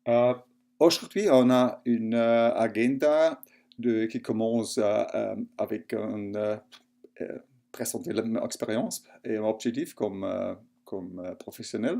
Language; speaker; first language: French; non-native, fluent; German